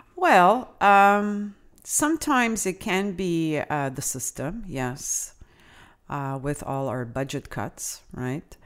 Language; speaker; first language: English; non-native, fluent; Italian